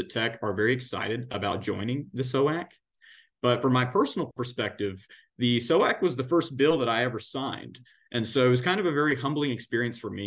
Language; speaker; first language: English; native; English